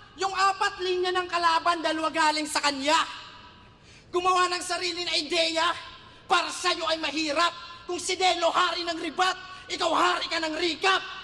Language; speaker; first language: Filipino; native; Filipino